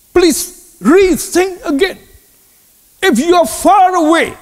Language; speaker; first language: English; non-native, learner; Indonesian